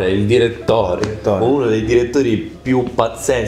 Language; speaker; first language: Italian; native; Italian